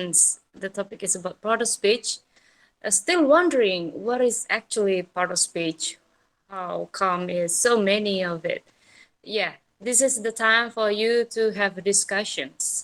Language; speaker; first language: English; non-native, fluent; Indonesian